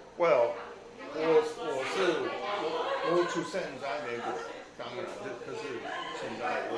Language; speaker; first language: Chinese; non-native, learner; English